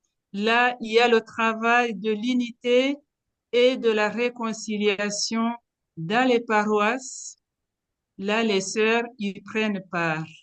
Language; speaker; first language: French; non-native, local second language; Kinyarwanda